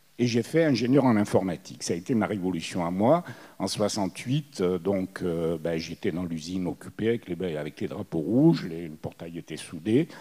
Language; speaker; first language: French; early bilingual, other home language; Italian